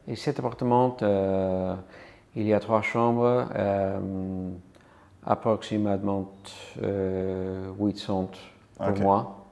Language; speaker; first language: French; non-native, learner; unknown